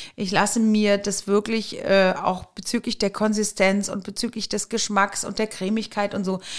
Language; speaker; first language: German; native; German